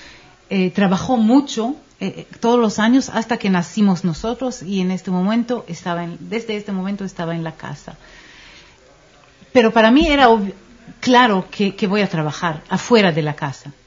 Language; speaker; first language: Spanish; non-native, fluent; Hebrew